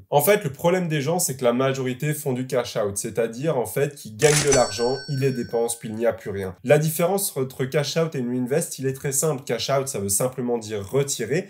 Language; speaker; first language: French; native; French